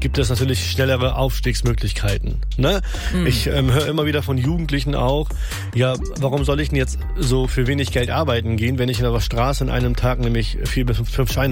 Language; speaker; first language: German; native; German